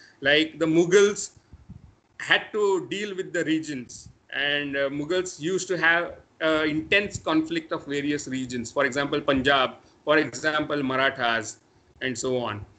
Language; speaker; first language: English; non-native, local second language; Marathi